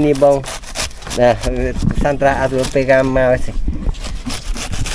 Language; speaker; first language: Portuguese; non-native, learner; Vietnamese